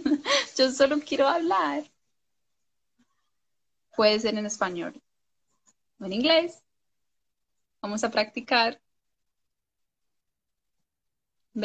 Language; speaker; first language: Spanish; non-native, fluent; English